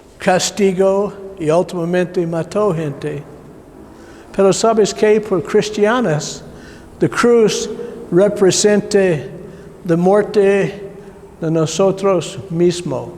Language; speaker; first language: Spanish; non-native, learner; English